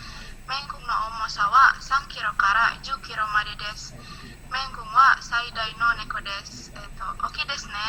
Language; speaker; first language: Japanese; non-native, learner; Indonesian